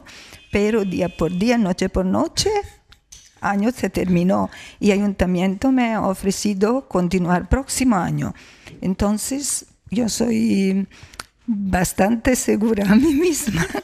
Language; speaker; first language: Spanish; non-native, fluent; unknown